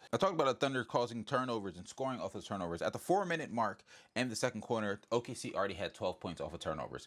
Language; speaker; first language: English; native; English